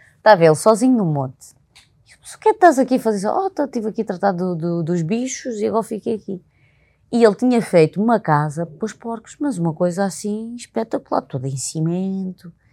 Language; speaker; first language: Portuguese; native; Portuguese